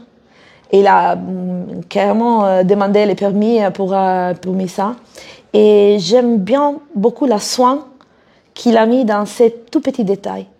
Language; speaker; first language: French; non-native, fluent; Italian